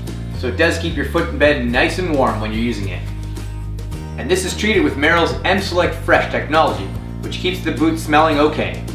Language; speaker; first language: English; native; English